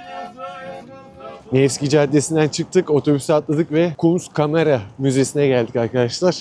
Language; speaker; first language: Turkish; native; Turkish